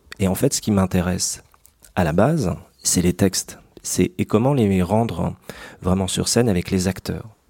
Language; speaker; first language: French; native; French